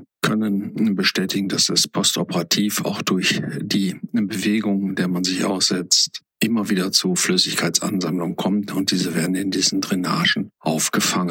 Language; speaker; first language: German; native; German